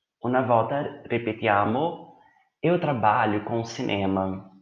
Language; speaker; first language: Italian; non-native, fluent; Portuguese